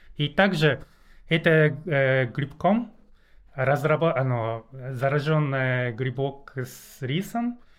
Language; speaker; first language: Russian; non-native, learner; Japanese